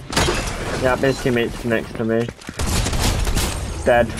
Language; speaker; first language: English; native; English